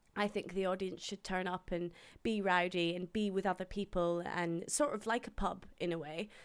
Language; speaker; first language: English; native; English